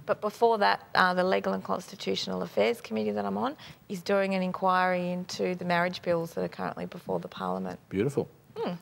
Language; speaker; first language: English; native; English